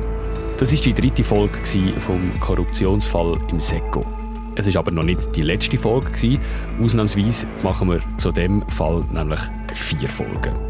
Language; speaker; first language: German; native; German